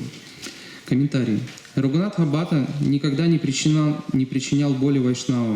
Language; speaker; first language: Russian; native; Russian